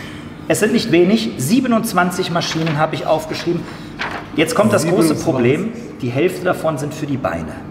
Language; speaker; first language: German; native; German